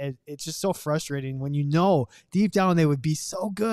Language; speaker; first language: English; native; English